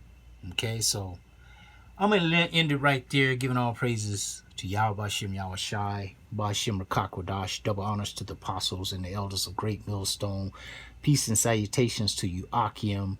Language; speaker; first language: English; native; English